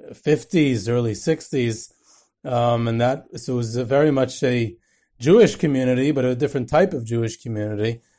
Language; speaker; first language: English; native; English